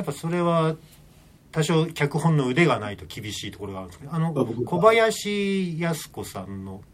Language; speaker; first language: Japanese; native; Japanese